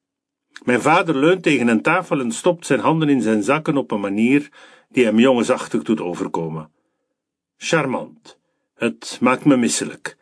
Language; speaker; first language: Dutch; native; Dutch